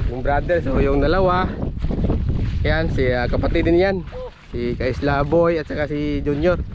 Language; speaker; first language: Filipino; non-native, local second language; Cebuano